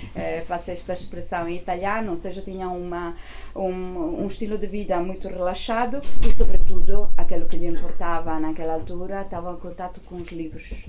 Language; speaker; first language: Portuguese; non-native, fluent; Italian